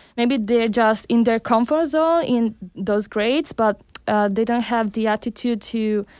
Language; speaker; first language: English; early bilingual, heritage; Spanish